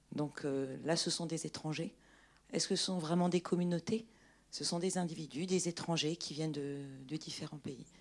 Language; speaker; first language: French; native; French